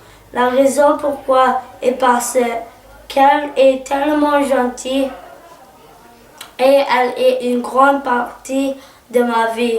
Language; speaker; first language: French; early bilingual, other home language; Arabic